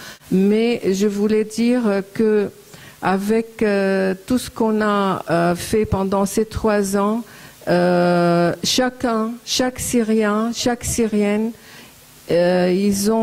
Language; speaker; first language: French; non-native, fluent; Arabic